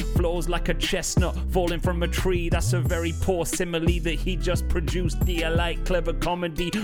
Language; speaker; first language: English; native; English